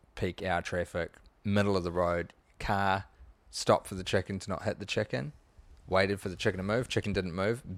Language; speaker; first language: English; native; English